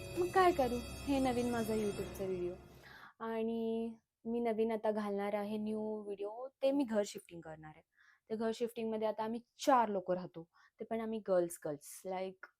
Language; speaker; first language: Marathi; non-native, local second language; Kannada